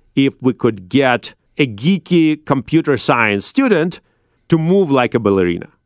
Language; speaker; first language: English; non-native, fluent; Russian